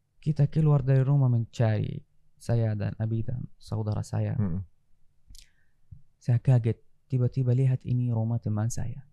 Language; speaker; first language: Indonesian; non-native, fluent; Arabic